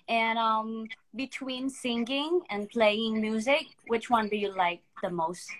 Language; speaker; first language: English; non-native, fluent; Thai